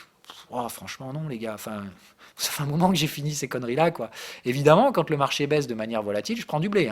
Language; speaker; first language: French; native; French